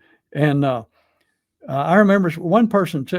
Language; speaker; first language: English; native; English